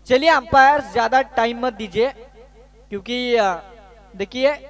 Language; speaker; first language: Hindi; non-native, local second language; Marathi